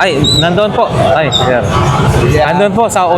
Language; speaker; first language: Filipino; native; Filipino